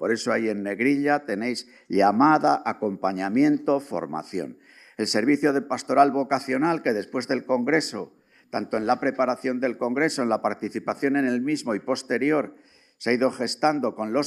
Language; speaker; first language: Spanish; native; Spanish